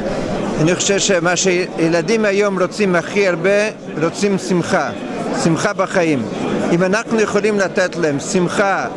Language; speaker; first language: Hebrew; non-native, fluent; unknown